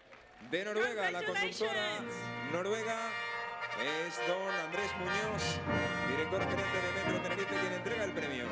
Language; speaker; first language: Spanish; native; Spanish